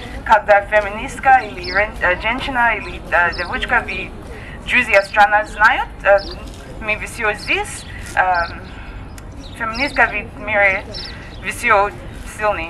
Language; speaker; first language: Russian; non-native, learner; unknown